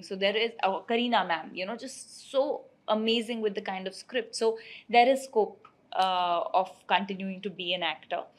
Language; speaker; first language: English; non-native, local second language; Hindi